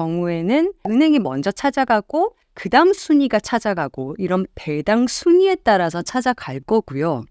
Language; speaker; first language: Korean; native; Korean